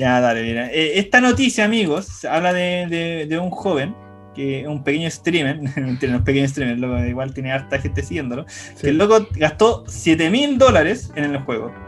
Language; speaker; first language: Spanish; native; Spanish